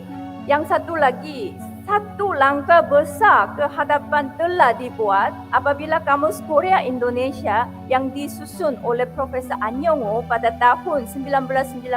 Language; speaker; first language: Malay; non-native, fluent; Korean